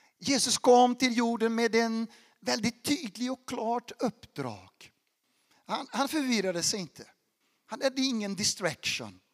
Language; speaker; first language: Swedish; non-native, fluent; Portuguese